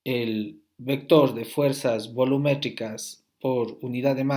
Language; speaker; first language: Spanish; native; Spanish